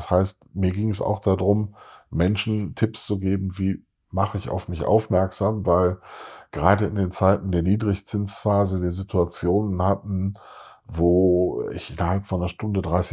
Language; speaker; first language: German; native; German